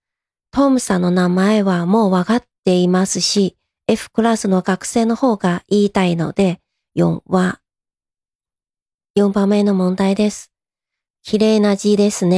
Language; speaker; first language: Japanese; non-native, fluent; Chinese